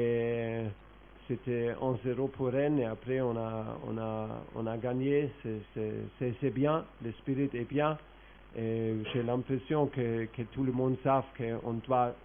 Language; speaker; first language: French; non-native, fluent; German